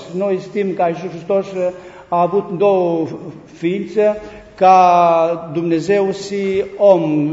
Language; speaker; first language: Romanian; non-native, learner; Greek